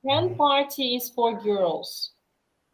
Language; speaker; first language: English; non-native, fluent; Russian